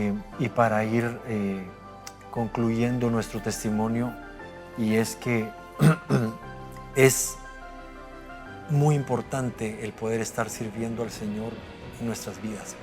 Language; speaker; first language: Spanish; native; Spanish